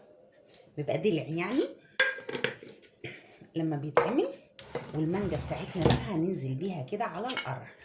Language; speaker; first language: Arabic; native; Arabic